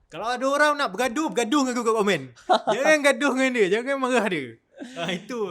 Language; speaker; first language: Malay; native; Malay